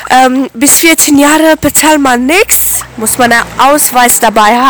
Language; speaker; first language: German; non-native, local second language; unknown